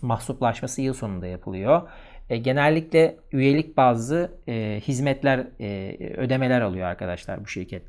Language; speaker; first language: Turkish; native; Turkish